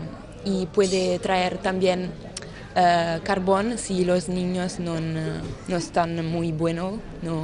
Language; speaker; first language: Spanish; non-native, learner; Italian